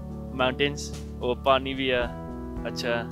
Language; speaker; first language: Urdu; early bilingual, heritage; Urdu